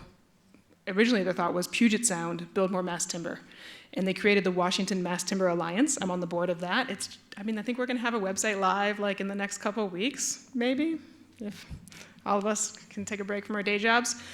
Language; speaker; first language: English; native; English